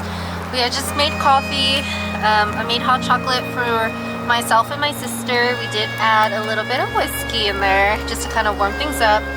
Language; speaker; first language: English; native; English